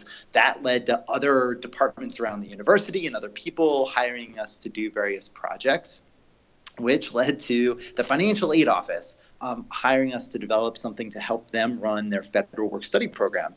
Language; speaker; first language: English; native; English